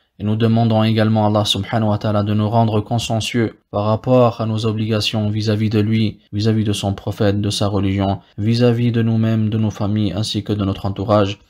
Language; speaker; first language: French; non-native, local second language; Wolof